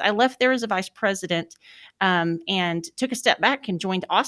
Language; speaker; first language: English; native; English